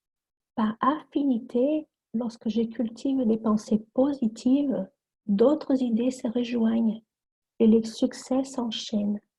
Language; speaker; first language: French; non-native, fluent; Portuguese